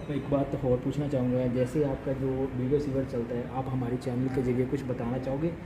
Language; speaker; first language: Hindi; non-native, local second language; Punjabi